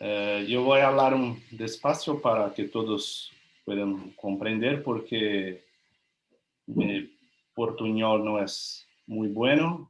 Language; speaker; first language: Spanish; non-native, learner; Portuguese